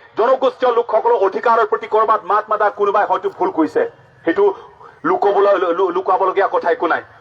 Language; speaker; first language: Assamese; non-native, local second language; Karbi